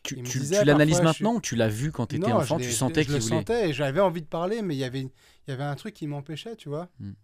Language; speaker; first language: French; native; French